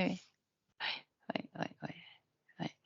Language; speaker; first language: French; native; French